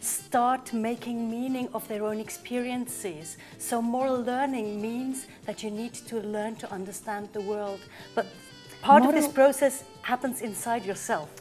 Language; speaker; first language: English; non-native, fluent; German